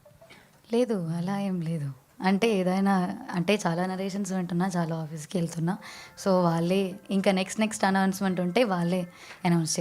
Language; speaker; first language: Telugu; non-native, fluent; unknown